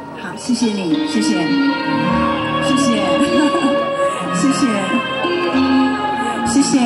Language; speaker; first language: Chinese; native; Chinese